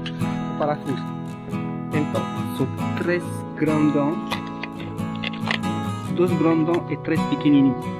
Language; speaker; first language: Portuguese; non-native, learner; French